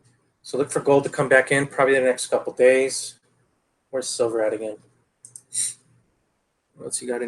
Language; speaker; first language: English; native; English